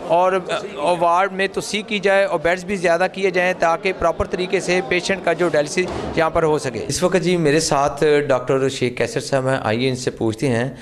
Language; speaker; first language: Urdu; non-native, local second language; Punjabi